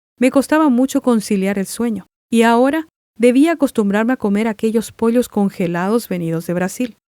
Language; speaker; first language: Spanish; non-native, local second language; Guarani